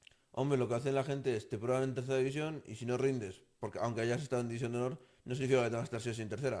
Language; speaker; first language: Spanish; native; Spanish